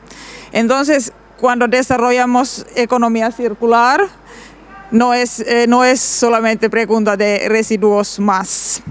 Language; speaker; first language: Spanish; non-native, learner; Finnish